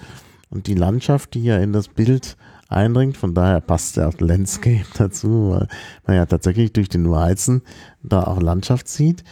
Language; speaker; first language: German; native; German